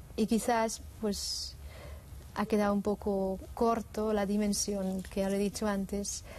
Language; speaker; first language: Spanish; non-native, fluent; Swiss German